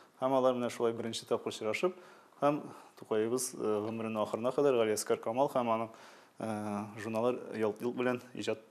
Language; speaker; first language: Tatar; native; Tatar